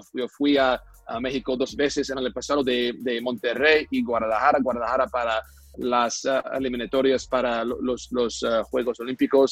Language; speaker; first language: Spanish; non-native, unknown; English